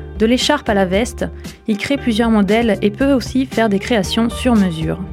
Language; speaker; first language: French; native; French